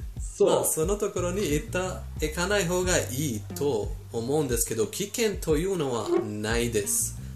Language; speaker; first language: Japanese; non-native, fluent; Persian